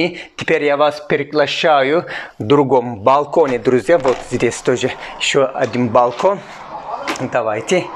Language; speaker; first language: Russian; non-native, fluent; Turkish